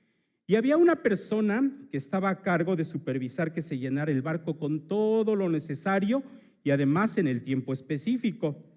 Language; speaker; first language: Spanish; native; Spanish